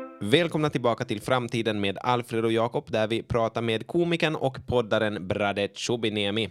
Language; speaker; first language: Swedish; native; Swedish